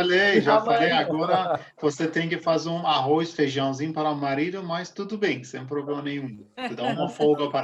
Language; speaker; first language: Portuguese; non-native, fluent; Persian